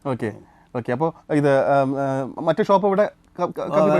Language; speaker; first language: Malayalam; native; Malayalam